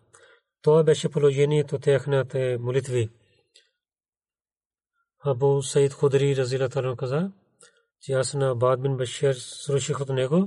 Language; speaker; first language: Bulgarian; non-native, learner; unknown